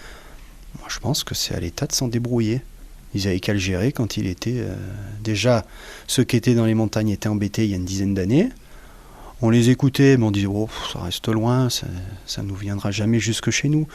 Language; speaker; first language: French; native; French